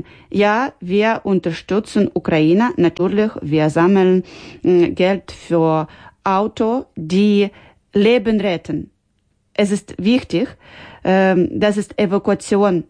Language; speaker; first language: German; non-native, learner; Ukrainian